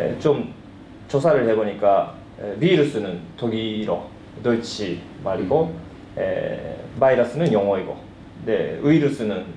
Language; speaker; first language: Korean; early bilingual, heritage; Korean